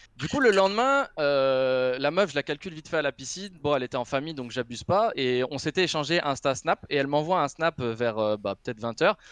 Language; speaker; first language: French; native; French